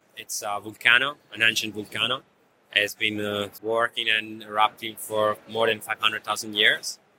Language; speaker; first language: English; non-native, fluent; Italian